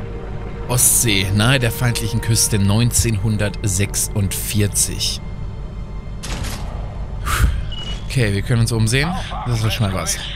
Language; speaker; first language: German; native; German